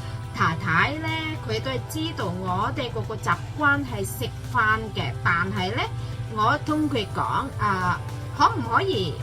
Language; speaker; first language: Cantonese; non-native, fluent; Indonesian